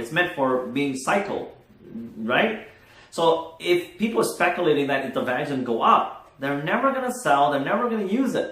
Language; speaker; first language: English; non-native, fluent; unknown